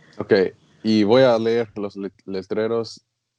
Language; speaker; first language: Spanish; non-native, learner; English